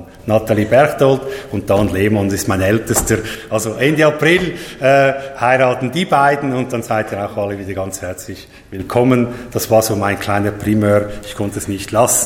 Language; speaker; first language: German; native; German